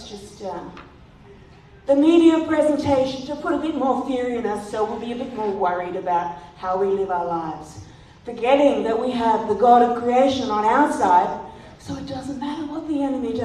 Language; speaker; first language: English; native; English